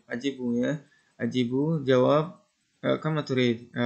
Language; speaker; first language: Arabic; non-native, fluent; Indonesian